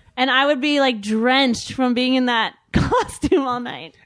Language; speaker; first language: English; native; English